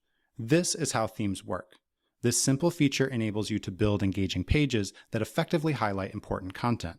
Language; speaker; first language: English; native; English